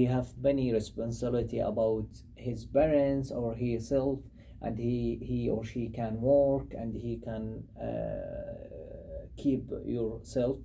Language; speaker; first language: English; non-native, learner; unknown